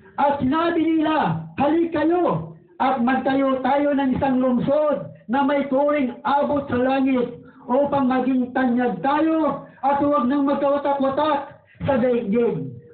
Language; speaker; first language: Filipino; non-native, local second language; Waray